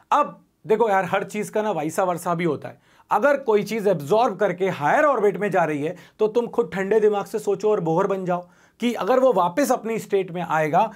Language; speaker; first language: Hindi; native; Hindi